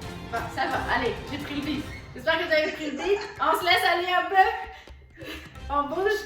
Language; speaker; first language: French; native; French